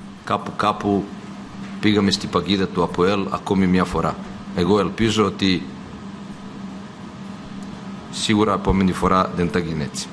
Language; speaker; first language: Greek; non-native, fluent; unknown